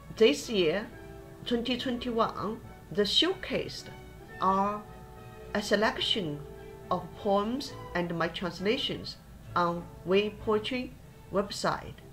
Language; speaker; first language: English; non-native, fluent; Chinese